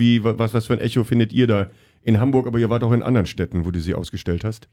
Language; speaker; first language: German; native; German